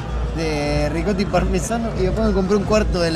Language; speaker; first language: Spanish; native; Spanish